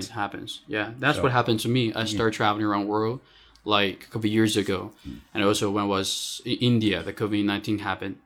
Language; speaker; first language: English; non-native, fluent; Chinese